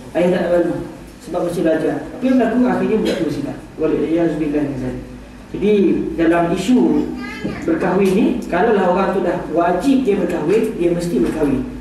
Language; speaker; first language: Malay; native; Malay